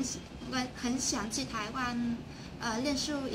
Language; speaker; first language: Chinese; non-native, learner; Vietnamese